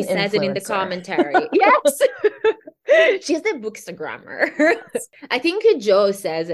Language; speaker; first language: English; non-native, fluent; Italian